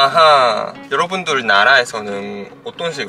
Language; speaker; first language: Korean; non-native, fluent; Japanese